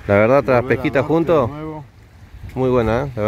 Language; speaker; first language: Spanish; native; Spanish